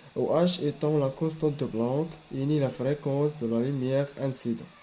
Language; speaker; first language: French; non-native, local second language; Arabic